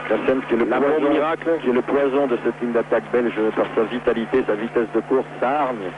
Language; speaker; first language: French; native; French